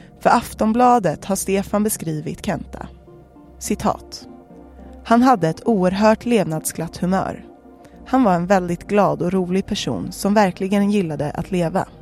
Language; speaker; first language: Swedish; native; Swedish